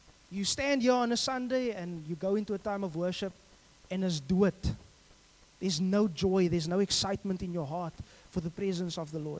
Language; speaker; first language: English; native; English